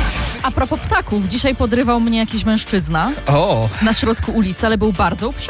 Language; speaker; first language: Polish; native; Polish